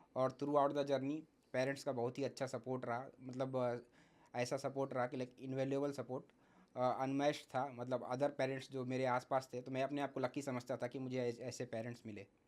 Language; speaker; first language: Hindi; native; Hindi